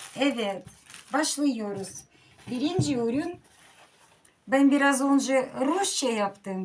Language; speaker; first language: Turkish; non-native, learner; Russian